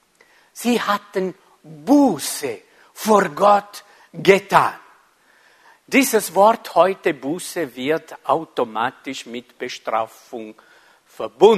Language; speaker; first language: German; non-native, fluent; Italian